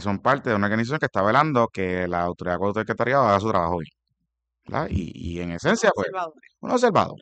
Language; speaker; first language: Spanish; native; Spanish